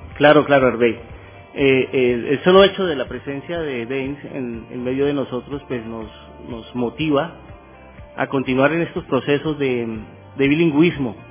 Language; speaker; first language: Spanish; native; Spanish